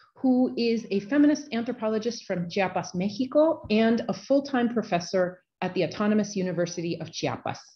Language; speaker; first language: English; native; English